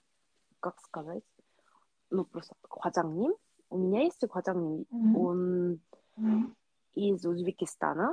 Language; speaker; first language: Russian; non-native, learner; Korean